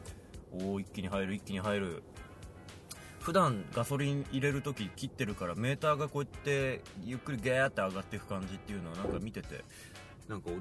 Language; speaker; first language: Japanese; native; Japanese